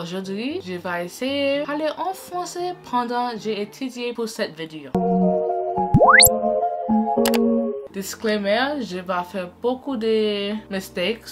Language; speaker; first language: French; non-native, learner; English